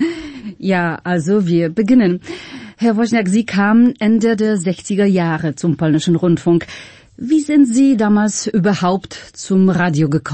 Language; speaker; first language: German; non-native, fluent; Polish